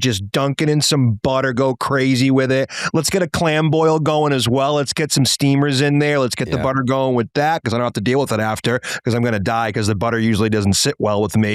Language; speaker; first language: English; native; English